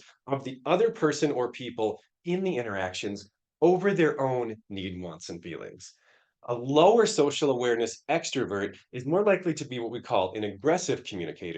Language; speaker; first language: English; native; English